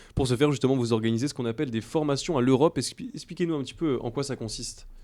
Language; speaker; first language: French; native; French